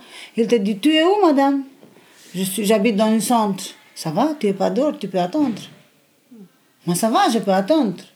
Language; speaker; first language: French; non-native, learner; Albanian